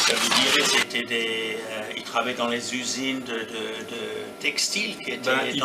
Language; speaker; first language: French; native; French